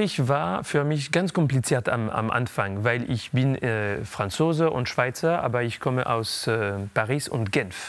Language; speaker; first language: German; non-native, local second language; French